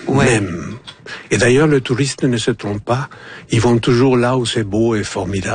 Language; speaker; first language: French; non-native, fluent; Spanish